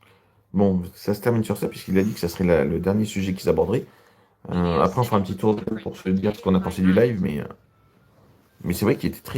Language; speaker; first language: French; native; French